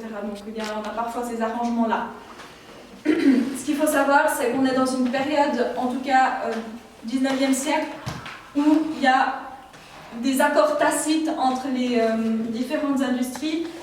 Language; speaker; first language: French; native; French